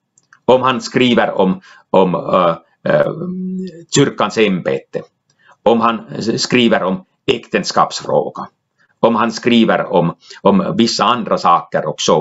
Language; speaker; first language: Swedish; non-native, local second language; Finnish